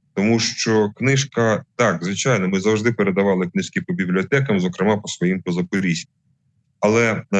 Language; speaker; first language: Ukrainian; native; Ukrainian